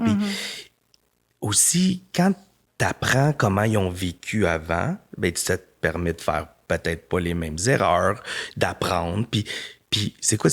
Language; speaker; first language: French; native; French